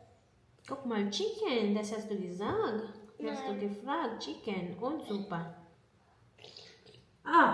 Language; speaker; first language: German; non-native, learner; Filipino